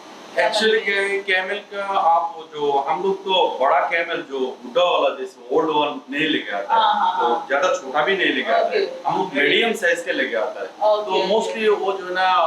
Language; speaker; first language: Hindi; non-native, fluent; Bangla